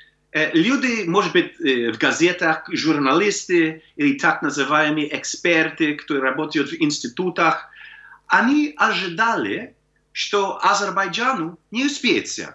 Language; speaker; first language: Russian; non-native, fluent; English